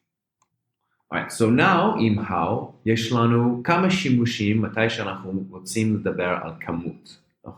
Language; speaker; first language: Hebrew; non-native, fluent; English